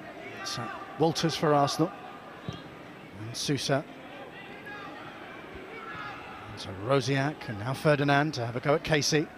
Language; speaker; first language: English; native; English